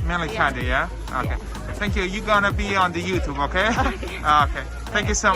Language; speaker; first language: English; non-native, learner; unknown